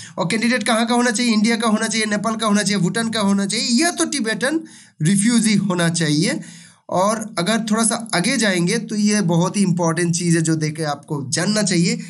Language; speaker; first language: Hindi; non-native, local second language; Bangla